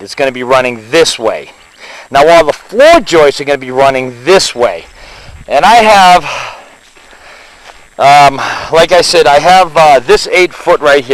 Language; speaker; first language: English; native; English